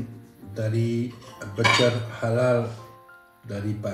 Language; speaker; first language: Indonesian; non-native, learner; French